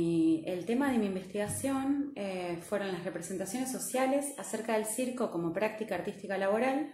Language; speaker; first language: Spanish; native; Spanish